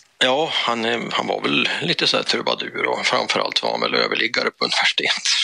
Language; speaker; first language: Swedish; native; Swedish